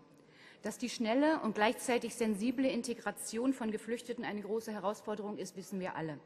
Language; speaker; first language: German; native; German